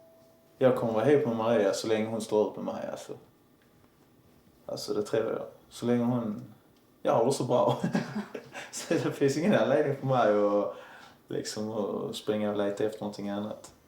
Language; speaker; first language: Swedish; native; Swedish